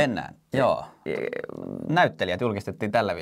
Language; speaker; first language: Finnish; native; Finnish